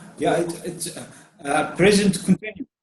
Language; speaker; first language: English; non-native, learner; Arabic